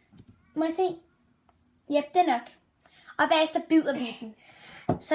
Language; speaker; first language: Danish; native; Danish